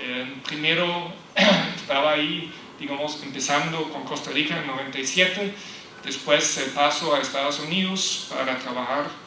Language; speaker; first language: Spanish; non-native, fluent; German